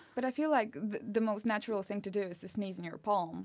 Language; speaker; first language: English; non-native, fluent; Romanian